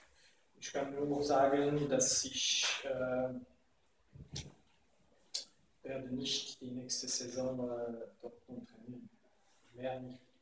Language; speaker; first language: German; non-native, local second language; French